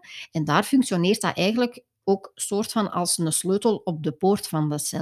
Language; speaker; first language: Dutch; native; Dutch